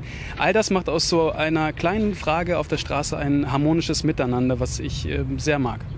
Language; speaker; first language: German; native; German